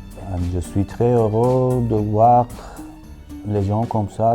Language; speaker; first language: French; non-native, learner; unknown